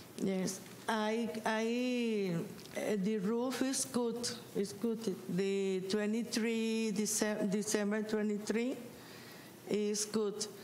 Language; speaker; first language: English; non-native, learner; Spanish